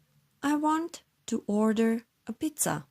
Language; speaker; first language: English; non-native, learner; Turkish